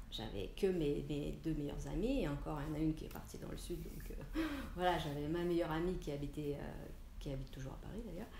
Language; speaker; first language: French; non-native, fluent; Russian